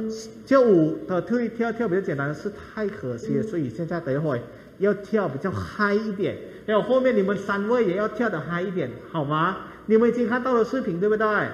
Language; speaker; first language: Chinese; non-native, fluent; Thai